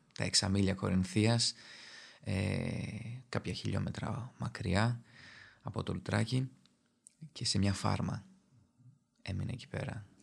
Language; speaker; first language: Greek; early bilingual, other home language; Albanian